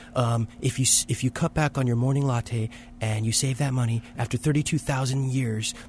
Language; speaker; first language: English; early bilingual, other home language; Hindi